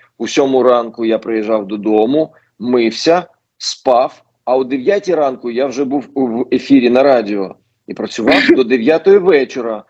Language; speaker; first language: Ukrainian; non-native, local second language; Russian